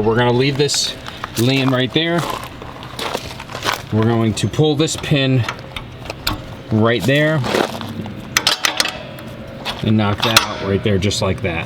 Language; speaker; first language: English; native; English